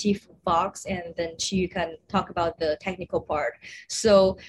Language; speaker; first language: English; non-native, fluent; Chinese